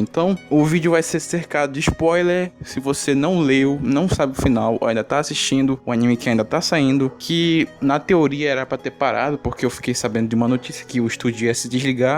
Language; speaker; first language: Portuguese; native; Portuguese